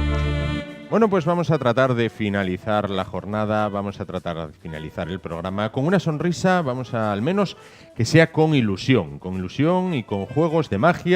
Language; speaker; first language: Spanish; native; Spanish